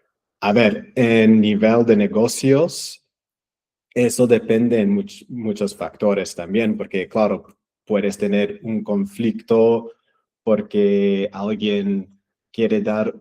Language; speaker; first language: Spanish; non-native, fluent; English